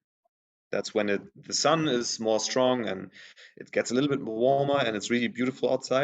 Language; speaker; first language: English; non-native, fluent; German